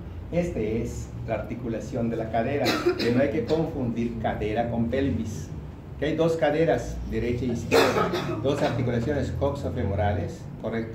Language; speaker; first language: Spanish; native; Spanish